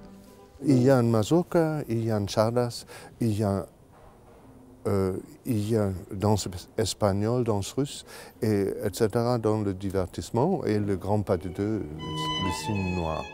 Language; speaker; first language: French; non-native, learner; Russian